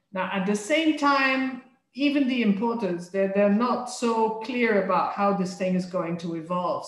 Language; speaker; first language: English; non-native, fluent; French